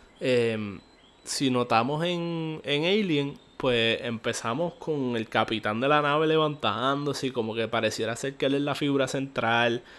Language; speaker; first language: Spanish; native; Spanish